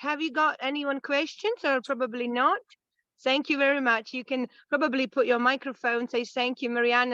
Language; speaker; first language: English; non-native, fluent; Latvian